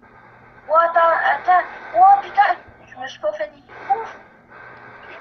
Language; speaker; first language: French; native; French